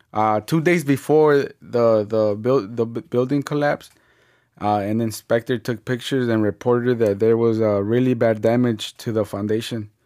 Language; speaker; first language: English; early bilingual, other home language; Spanish